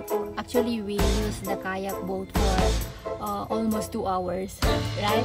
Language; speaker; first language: English; non-native, learner; Filipino